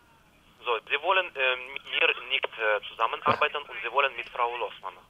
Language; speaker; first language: German; non-native, learner; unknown